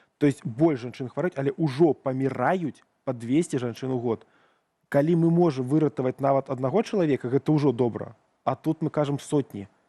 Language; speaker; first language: Belarusian; non-native, local second language; Russian